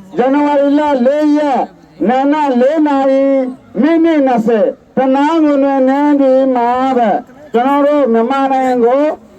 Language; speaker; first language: Burmese; non-native, local second language; Rohingya